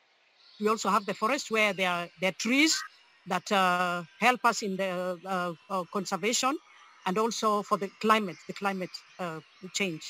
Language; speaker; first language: English; non-native, local second language; Luo (Kenya and Tanzania)